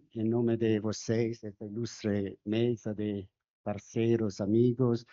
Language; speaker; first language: Portuguese; non-native, fluent; Spanish